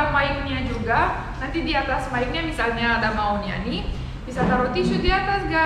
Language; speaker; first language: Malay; non-native, fluent; English